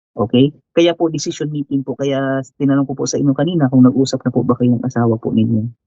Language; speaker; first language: Filipino; native; Filipino